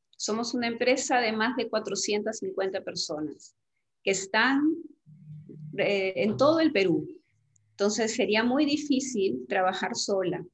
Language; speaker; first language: Spanish; native; Spanish